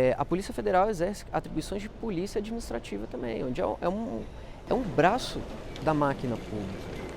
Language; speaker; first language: Portuguese; native; Portuguese